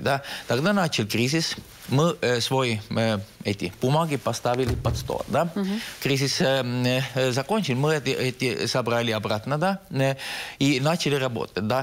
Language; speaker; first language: Russian; non-native, local second language; Estonian